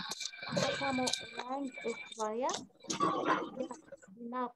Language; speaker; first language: Indonesian; non-native, learner; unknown